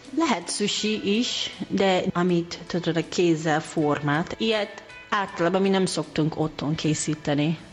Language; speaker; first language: Hungarian; non-native, learner; Japanese